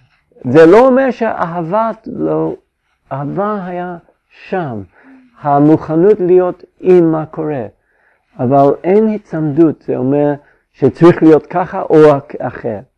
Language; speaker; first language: Hebrew; non-native, fluent; English